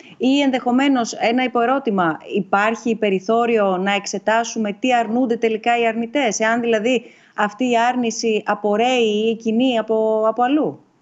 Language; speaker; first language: Greek; native; Greek